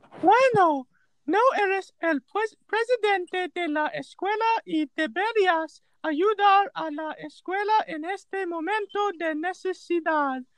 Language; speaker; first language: Spanish; non-native, learner; English